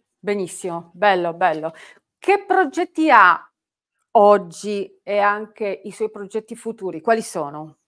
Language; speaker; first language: Italian; native; Italian